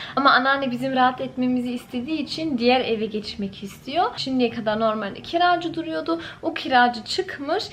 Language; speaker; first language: Turkish; early bilingual, heritage; Turkish